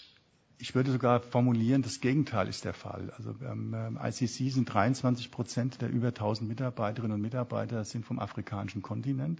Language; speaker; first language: German; native; German